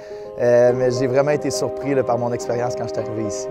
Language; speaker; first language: French; native; French